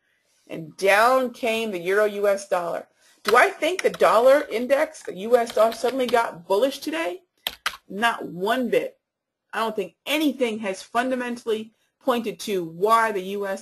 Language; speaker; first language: English; native; English